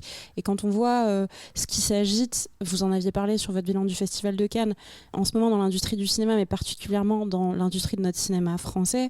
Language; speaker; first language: French; native; French